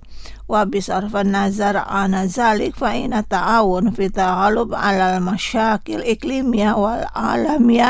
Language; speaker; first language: Arabic; non-native, fluent; Indonesian